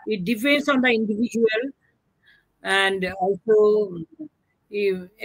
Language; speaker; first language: English; non-native, local second language; Bangla